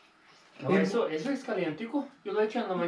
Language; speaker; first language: Spanish; non-native, learner; Bulgarian